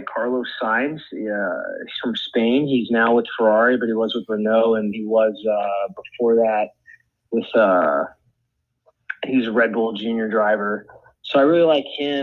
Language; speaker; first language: English; native; English